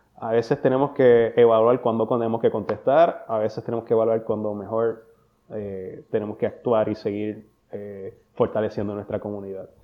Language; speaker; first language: Spanish; native; Spanish